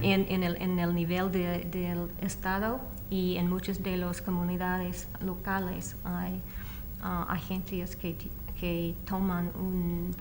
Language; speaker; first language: Spanish; non-native, fluent; English